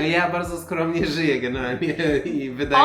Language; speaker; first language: Polish; non-native, fluent; Persian